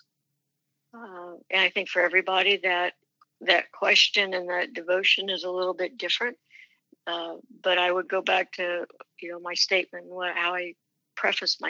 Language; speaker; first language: English; native; English